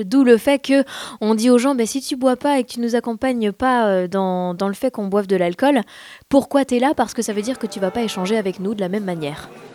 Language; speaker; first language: French; native; French